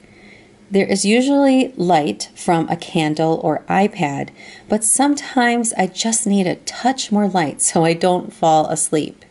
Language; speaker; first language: English; native; English